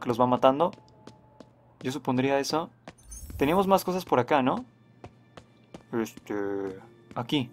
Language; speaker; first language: Spanish; native; Spanish